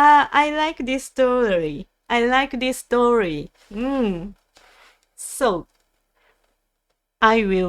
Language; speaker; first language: English; non-native, learner; Japanese